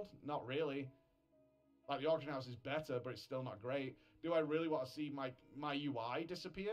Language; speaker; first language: English; native; English